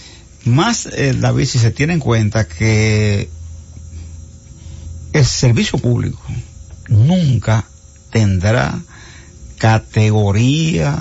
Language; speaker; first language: Spanish; native; Spanish